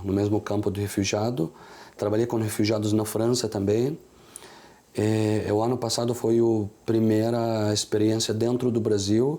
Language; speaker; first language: Portuguese; non-native, fluent; Arabic